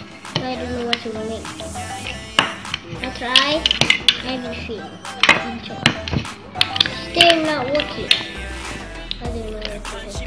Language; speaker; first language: English; non-native, learner; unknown